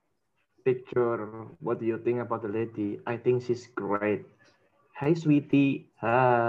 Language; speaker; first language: English; non-native, learner; Indonesian